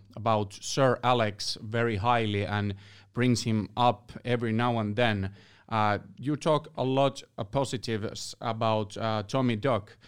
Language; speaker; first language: English; non-native, fluent; Finnish